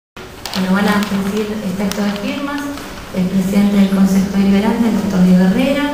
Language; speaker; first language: Spanish; native; Spanish